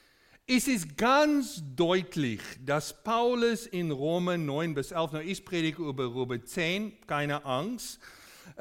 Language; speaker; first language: German; non-native, fluent; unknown